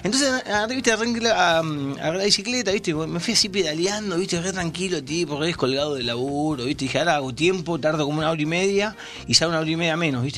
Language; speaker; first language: Spanish; native; Spanish